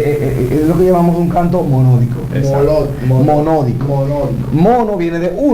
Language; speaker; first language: Spanish; native; Spanish